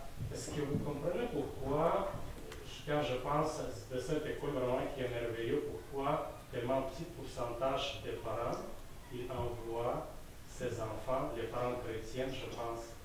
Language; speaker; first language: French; non-native, fluent; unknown